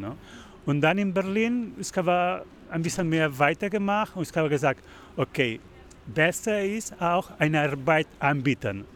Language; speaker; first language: German; non-native, learner; Spanish